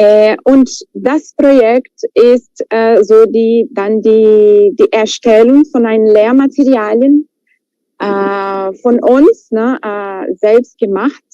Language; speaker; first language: German; non-native, fluent; Portuguese